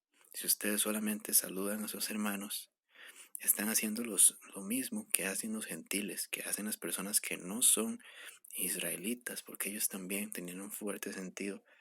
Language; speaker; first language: Spanish; native; Spanish